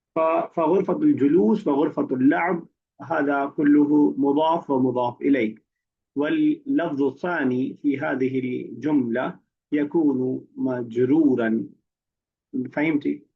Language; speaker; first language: Arabic; non-native, fluent; Urdu